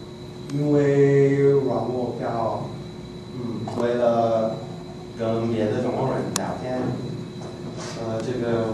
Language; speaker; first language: Chinese; non-native, learner; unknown